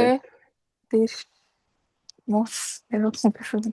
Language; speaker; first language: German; non-native, learner; Bangla